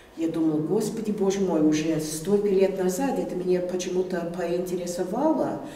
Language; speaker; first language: Russian; non-native, fluent; English